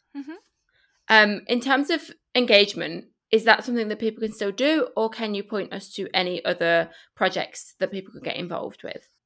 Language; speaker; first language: English; early bilingual, other home language; Spanish